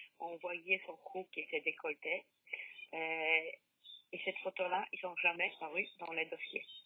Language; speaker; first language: French; non-native, learner; Polish